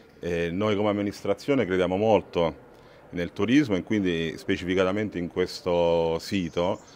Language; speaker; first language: Italian; native; Italian